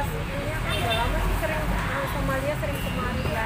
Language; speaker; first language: Indonesian; non-native, local second language; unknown